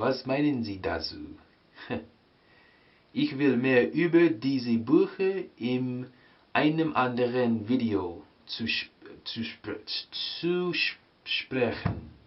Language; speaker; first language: German; non-native, learner; English